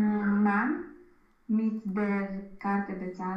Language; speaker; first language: German; non-native, learner; Romanian